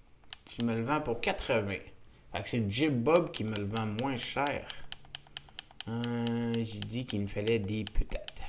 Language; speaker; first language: French; native; French